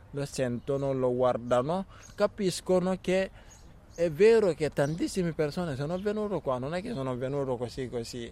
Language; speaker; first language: Italian; non-native, learner; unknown